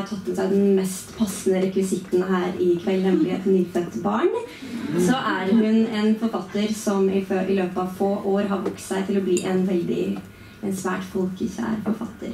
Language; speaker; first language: Norwegian; native; Norwegian